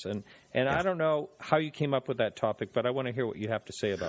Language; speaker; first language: English; native; English